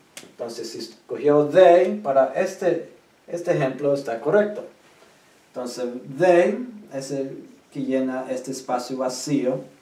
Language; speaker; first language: Spanish; native; Spanish